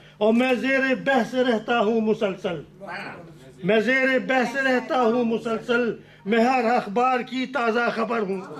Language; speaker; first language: Urdu; non-native, local second language; Pashto